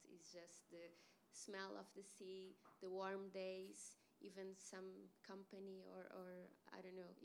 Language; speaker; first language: English; non-native, fluent; Portuguese